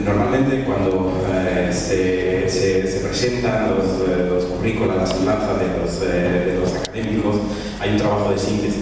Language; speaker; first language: Spanish; native; Spanish